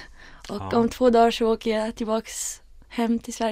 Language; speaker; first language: Swedish; early bilingual, other home language; Arabic